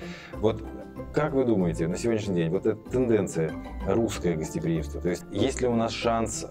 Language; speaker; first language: Russian; native; Russian